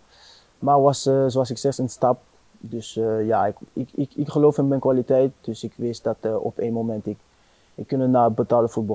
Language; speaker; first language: Dutch; non-native, fluent; French